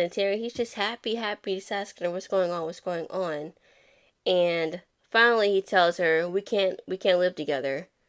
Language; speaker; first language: English; native; English